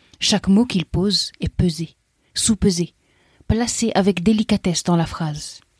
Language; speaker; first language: French; native; French